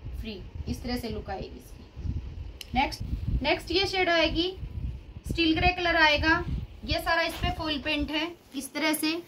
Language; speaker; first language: Hindi; native; Hindi